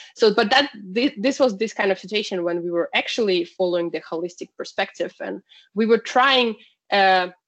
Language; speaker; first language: English; non-native, fluent; Russian